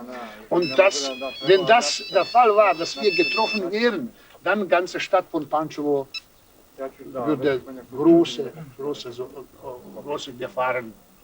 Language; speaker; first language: German; non-native, fluent; Serbian